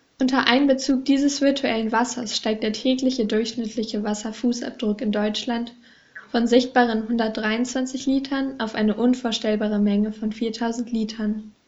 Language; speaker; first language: German; native; German